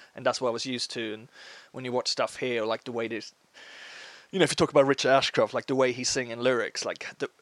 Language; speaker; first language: English; non-native, fluent; Swedish